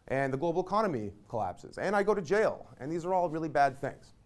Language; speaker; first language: English; native; English